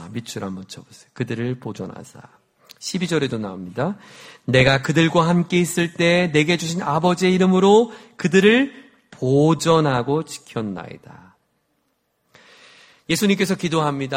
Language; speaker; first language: Korean; native; Korean